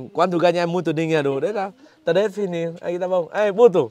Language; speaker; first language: Portuguese; non-native, learner; Vietnamese